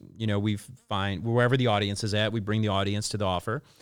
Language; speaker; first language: English; native; English